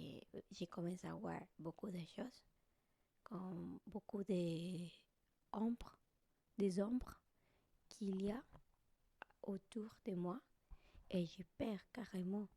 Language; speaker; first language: French; non-native, learner; Spanish